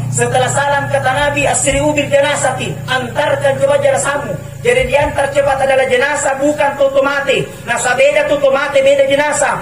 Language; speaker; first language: Indonesian; non-native, local second language; Buginese